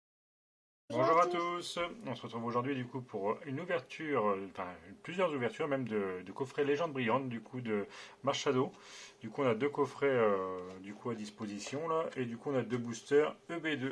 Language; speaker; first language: French; native; French